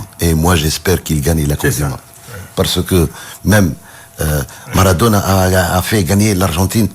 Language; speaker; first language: French; non-native, local second language; Arabic